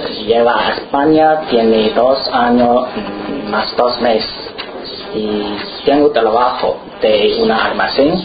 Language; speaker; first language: Spanish; non-native, learner; Chinese